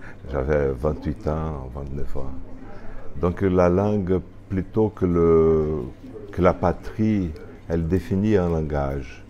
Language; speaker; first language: French; non-native, fluent; Portuguese